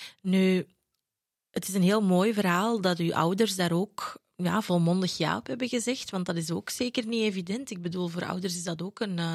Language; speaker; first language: Dutch; native; Dutch